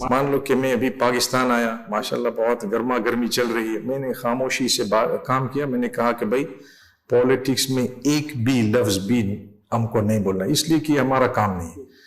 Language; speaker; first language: Urdu; non-native, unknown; English